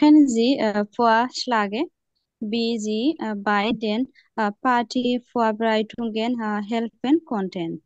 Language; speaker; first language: German; non-native, learner; Bangla